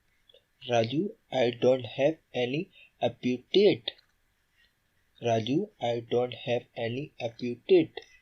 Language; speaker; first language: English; non-native, learner; Urdu